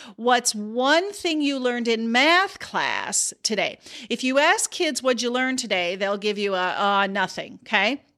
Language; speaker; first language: English; native; English